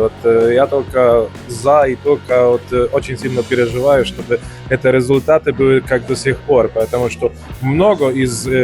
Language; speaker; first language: Russian; non-native, fluent; Polish